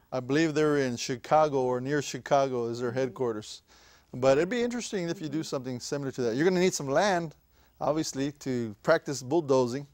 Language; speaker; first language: English; native; English